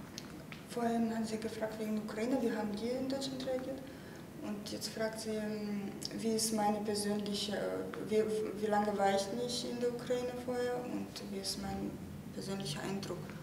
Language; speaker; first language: German; non-native, fluent; Russian